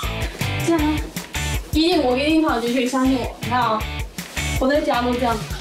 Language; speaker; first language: Chinese; native; Chinese